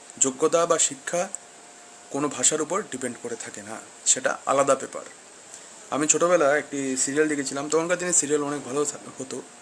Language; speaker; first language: Bangla; non-native, local second language; Kok Borok